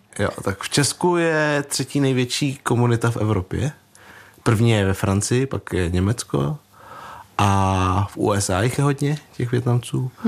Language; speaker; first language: Czech; early bilingual, other home language; Vietnamese